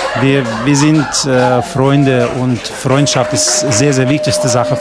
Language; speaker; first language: German; non-native, learner; Russian